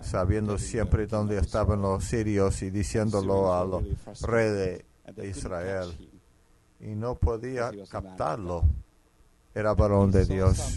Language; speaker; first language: Spanish; non-native, fluent; Finnish